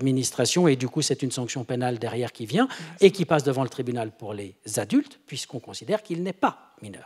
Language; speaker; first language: French; native; French